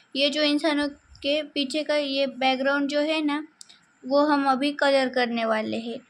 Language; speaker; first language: Hindi; non-native, local second language; Marathi